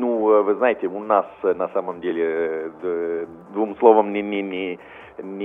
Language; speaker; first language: Russian; non-native, fluent; Italian